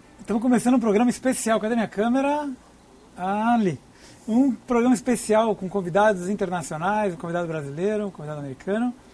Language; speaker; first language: Portuguese; native; Portuguese